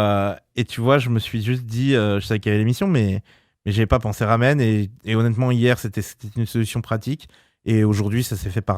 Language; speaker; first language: French; native; French